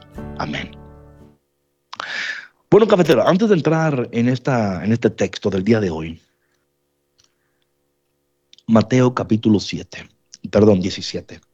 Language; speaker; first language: Spanish; native; Spanish